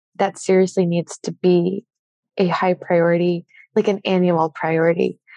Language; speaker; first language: English; native; English